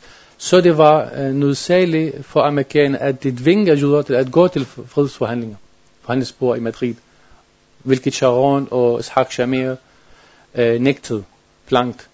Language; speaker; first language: Danish; non-native, learner; Arabic